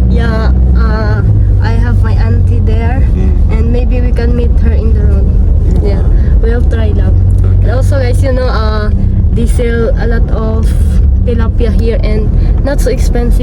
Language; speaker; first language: English; non-native, local second language; Filipino